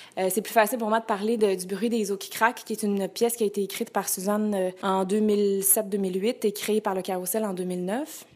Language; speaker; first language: French; native; French